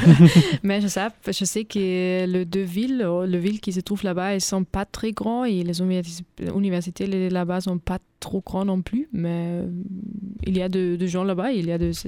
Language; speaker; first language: French; non-native, fluent; German